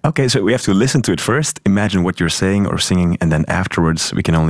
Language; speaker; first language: English; non-native, fluent; Dutch